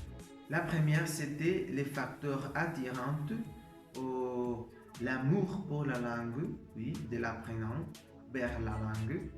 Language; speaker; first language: French; non-native, learner; Spanish